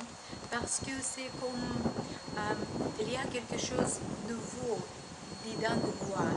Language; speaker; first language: French; non-native, learner; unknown